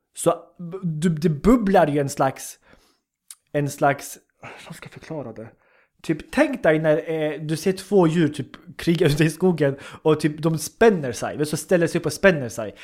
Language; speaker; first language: Swedish; early bilingual, other home language; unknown